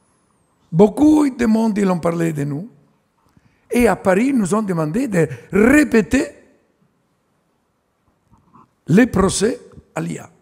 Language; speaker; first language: French; non-native, fluent; Italian